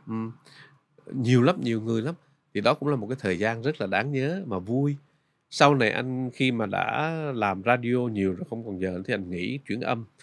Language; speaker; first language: Vietnamese; native; Vietnamese